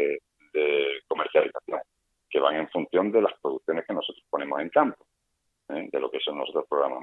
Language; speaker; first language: Spanish; native; Spanish